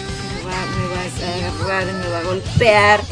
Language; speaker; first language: Spanish; native; Spanish